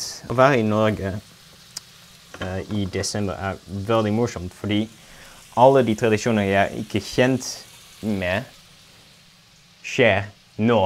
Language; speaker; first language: Norwegian; non-native, learner; Dutch